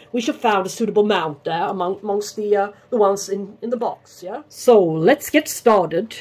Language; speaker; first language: English; non-native, fluent; Swedish